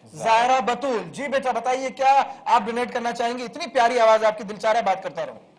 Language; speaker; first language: Urdu; native; Urdu